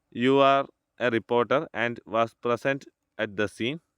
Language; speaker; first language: English; non-native, local second language; Malayalam